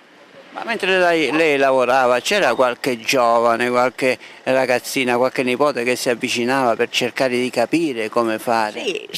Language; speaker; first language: Italian; native; Italian